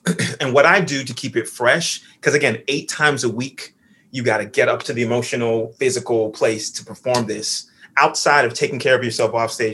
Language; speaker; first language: English; native; English